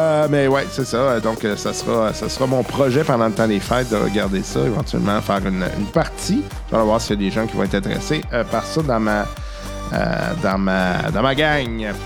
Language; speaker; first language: French; native; French